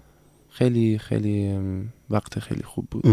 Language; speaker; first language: Persian; non-native, learner; German